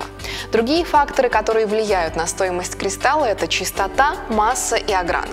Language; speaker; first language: Russian; native; Russian